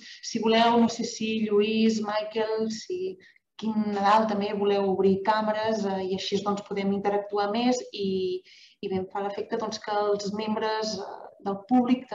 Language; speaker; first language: Catalan; native; Catalan